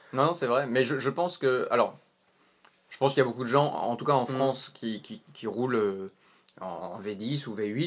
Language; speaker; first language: French; native; French